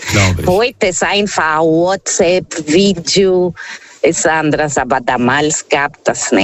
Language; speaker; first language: German; non-native, learner; Portuguese